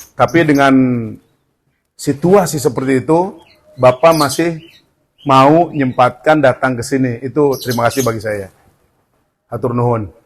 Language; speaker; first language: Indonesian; native; Indonesian